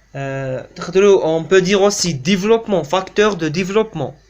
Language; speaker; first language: French; non-native, local second language; Arabic